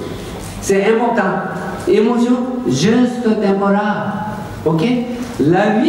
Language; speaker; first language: French; non-native, learner; Tibetan